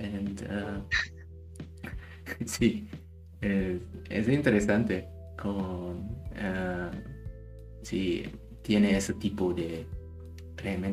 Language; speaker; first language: Spanish; non-native, learner; German